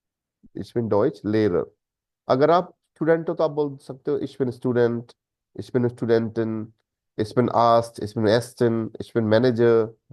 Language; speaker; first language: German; non-native, fluent; Hindi